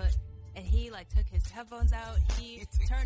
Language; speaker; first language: English; native; English